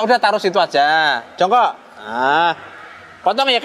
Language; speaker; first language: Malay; non-native, local second language; Javanese